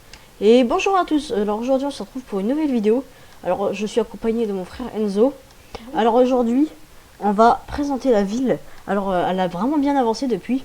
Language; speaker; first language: French; native; French